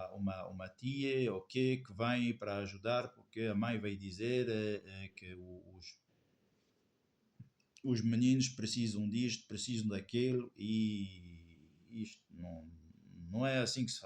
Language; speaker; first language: Portuguese; non-native, fluent; French